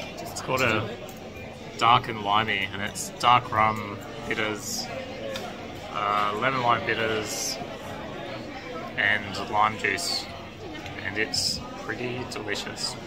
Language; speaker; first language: English; native; English